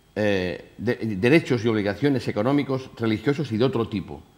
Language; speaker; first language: Spanish; non-native, local second language; Catalan